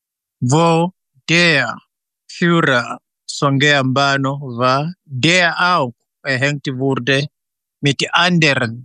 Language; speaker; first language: German; non-native, fluent; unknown